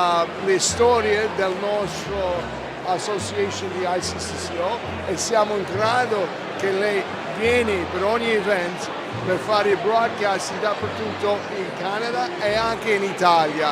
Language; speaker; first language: Italian; early bilingual, heritage; Italian